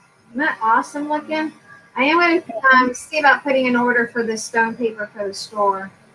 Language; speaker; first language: English; non-native, fluent; Spanish